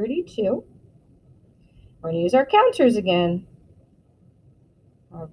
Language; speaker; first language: English; native; English